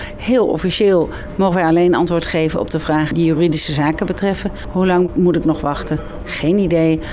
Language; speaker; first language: Dutch; native; Dutch